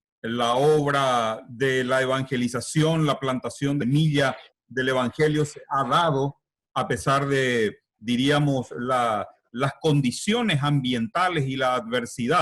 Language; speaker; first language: Spanish; native; Spanish